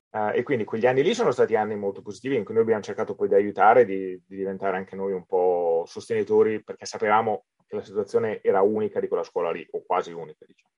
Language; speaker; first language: Italian; native; Italian